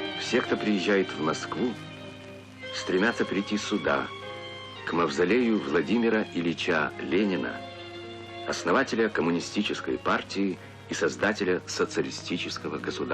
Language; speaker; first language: Russian; native; Russian